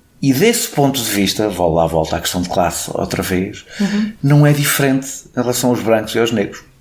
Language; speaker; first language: Portuguese; native; Portuguese